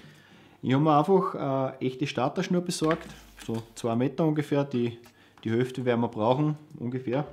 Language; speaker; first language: German; native; German